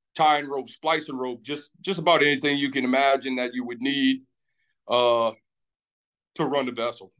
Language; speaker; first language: English; native; English